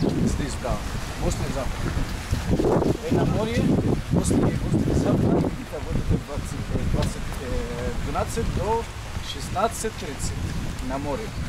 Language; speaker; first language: Russian; non-native, learner; Arabic